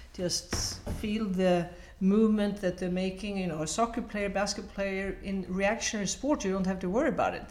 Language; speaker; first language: English; non-native, fluent; Swedish